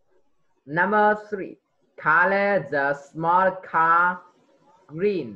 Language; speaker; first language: English; non-native, fluent; Vietnamese